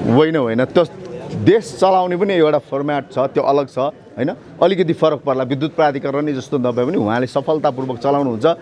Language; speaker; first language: Nepali; non-native, local second language; Newari